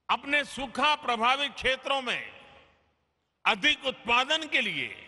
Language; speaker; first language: Hindi; non-native, local second language; Gujarati